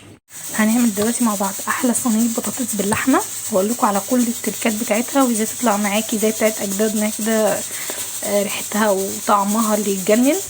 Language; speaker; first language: Arabic; native; Arabic